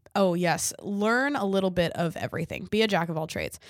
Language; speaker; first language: English; native; English